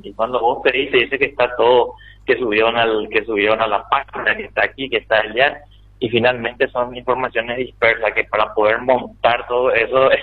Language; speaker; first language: Spanish; native; Spanish